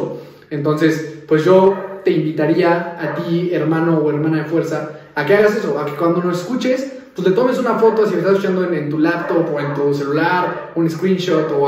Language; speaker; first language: Spanish; native; Spanish